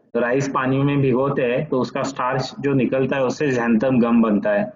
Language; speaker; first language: Hindi; non-native, local second language; Marathi